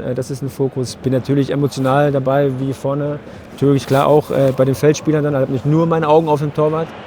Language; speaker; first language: German; native; German